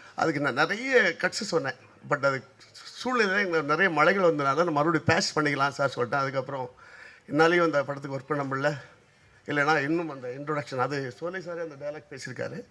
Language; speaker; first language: Tamil; native; Tamil